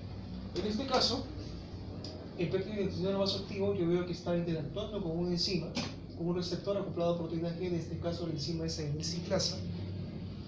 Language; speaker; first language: Spanish; native; Spanish